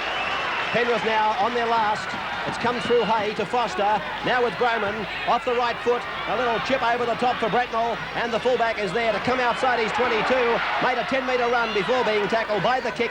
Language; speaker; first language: English; native; English